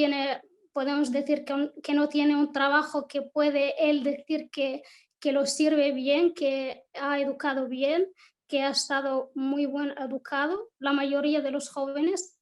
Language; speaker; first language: Spanish; non-native, local second language; Arabic